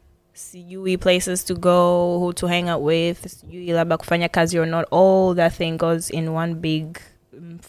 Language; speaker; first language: English; non-native, local second language; Swahili